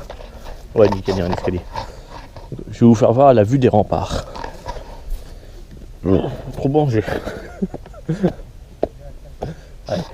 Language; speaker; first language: French; native; French